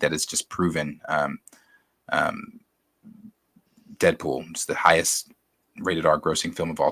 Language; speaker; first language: English; native; English